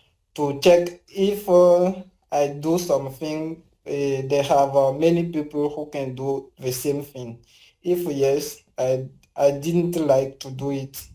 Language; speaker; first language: English; non-native, learner; French